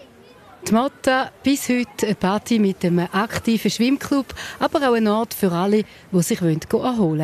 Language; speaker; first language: German; native; German